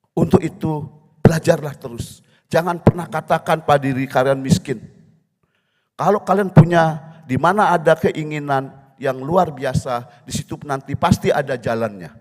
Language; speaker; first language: Indonesian; non-native, local second language; Balinese